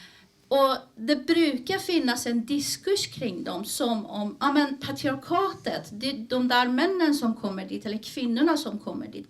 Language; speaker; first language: Swedish; early bilingual, other home language; Persian